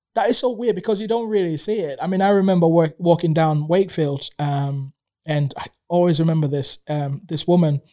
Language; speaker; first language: English; non-native, local second language; Swahili